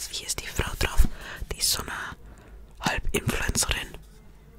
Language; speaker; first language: German; non-native, fluent; Estonian